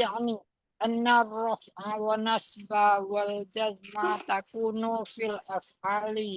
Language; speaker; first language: Arabic; non-native, learner; Indonesian